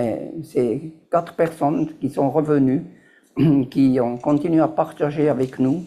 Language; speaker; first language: French; native; French